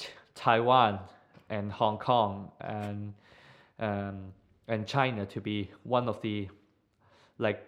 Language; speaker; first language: English; non-native, local second language; Cantonese